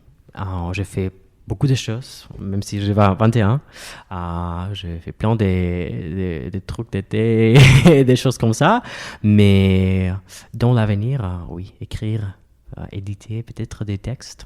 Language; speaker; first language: French; non-native, fluent; Spanish